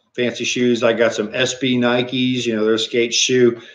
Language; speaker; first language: English; native; English